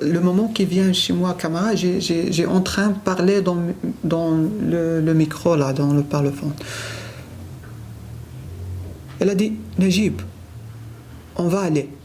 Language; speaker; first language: French; non-native, learner; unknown